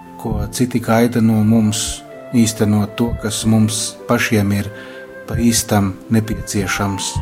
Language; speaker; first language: Latvian; native; Latvian